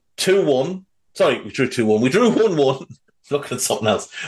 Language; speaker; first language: English; native; English